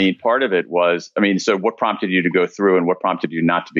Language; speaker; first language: English; native; English